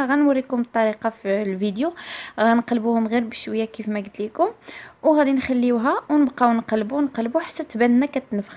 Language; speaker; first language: Arabic; native; Arabic